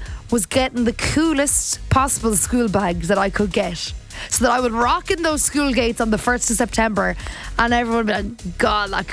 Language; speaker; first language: English; native; English